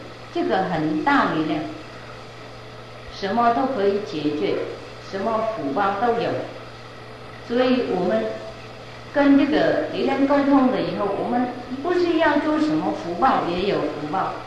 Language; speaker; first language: Chinese; non-native, fluent; Vietnamese